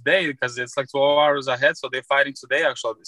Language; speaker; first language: English; non-native, fluent; Uzbek